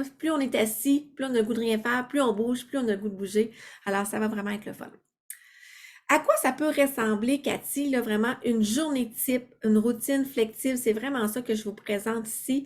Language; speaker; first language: French; native; French